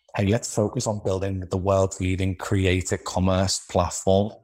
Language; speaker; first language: English; native; English